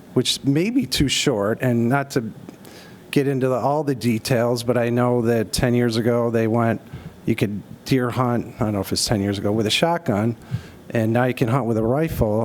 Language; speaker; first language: English; native; English